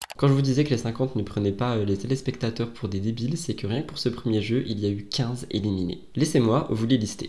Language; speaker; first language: French; native; French